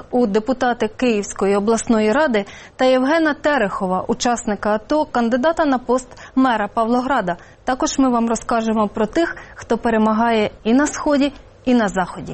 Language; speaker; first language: Ukrainian; native; Ukrainian